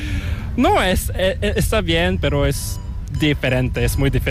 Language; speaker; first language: Spanish; non-native, learner; Korean